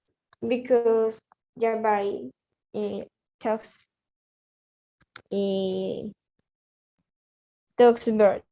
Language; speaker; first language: English; non-native, learner; Spanish